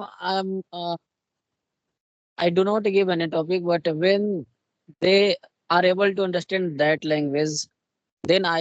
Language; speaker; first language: English; non-native, local second language; Hindi